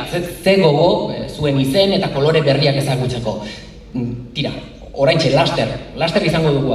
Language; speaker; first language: Basque; native; Basque